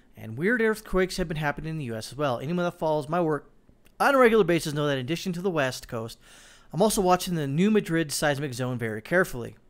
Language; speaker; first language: English; native; English